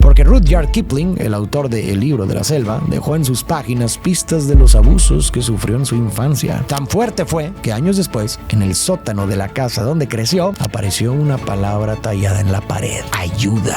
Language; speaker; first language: Spanish; native; Spanish